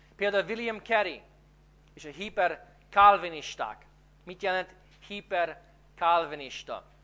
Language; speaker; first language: Hungarian; non-native, fluent; English